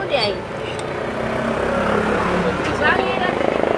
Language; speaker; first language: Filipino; non-native, local second language; Cebuano